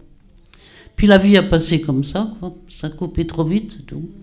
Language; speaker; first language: French; native; French